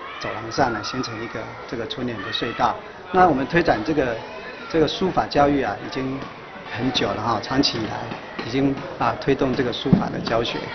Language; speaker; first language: Chinese; native; Chinese